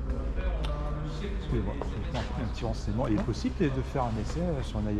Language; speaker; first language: French; native; French